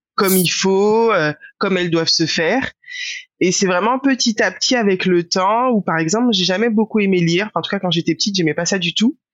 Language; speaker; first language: French; native; French